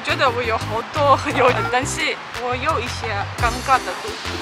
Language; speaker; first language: Chinese; non-native, learner; Russian